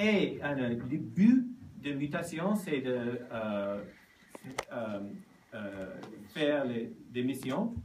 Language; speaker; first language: French; non-native, learner; Japanese